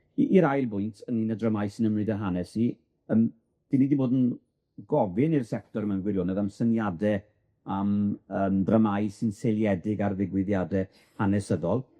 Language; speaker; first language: Welsh; native; Welsh